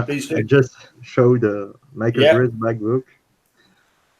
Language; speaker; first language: English; non-native, learner; French